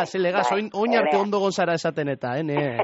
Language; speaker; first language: Basque; native; Basque